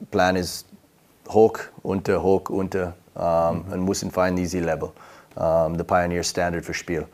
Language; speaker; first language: German; non-native, learner; English